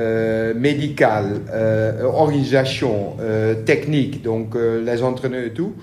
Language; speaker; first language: French; non-native, learner; Dutch